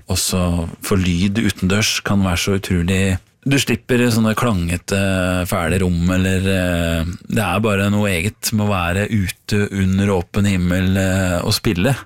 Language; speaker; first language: Norwegian; native; Norwegian